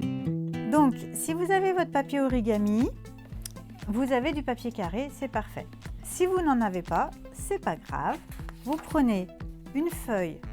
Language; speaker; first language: French; native; French